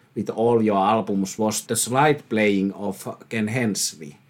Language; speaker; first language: English; non-native, fluent; Finnish